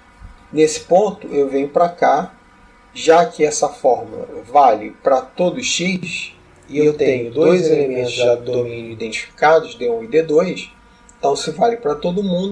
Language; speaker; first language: Portuguese; native; Portuguese